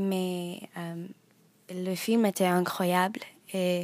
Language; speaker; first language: French; non-native, learner; English